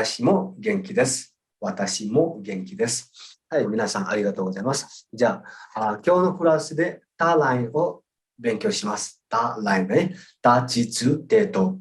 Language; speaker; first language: Japanese; non-native, fluent; Nepali